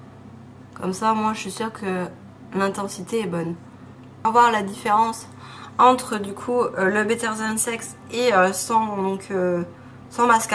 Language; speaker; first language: French; native; French